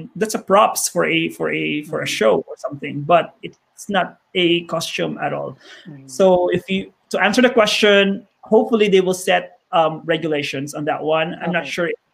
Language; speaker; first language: English; non-native, local second language; Hiligaynon